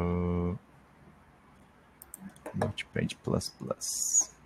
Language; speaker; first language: English; non-native, learner; Portuguese